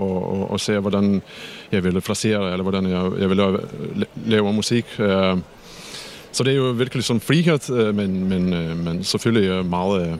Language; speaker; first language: Danish; non-native, fluent; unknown